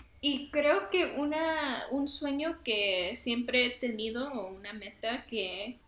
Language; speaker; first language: Spanish; early bilingual, heritage; Spanish